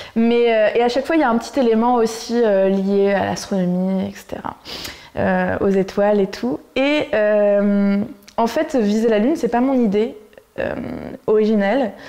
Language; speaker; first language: French; native; French